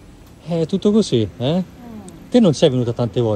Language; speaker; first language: Italian; native; Italian